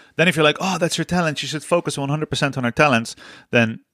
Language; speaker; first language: English; non-native, fluent; Dutch